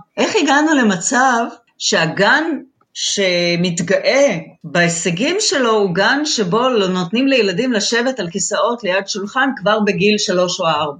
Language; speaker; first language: Hebrew; native; Hebrew